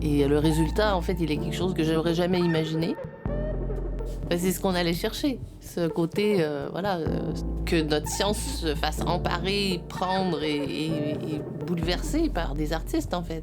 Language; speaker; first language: French; native; French